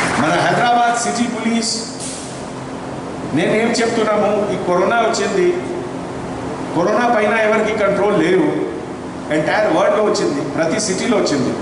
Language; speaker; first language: Telugu; non-native, fluent; Hindi